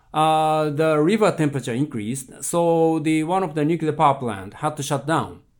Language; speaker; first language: English; non-native, fluent; Japanese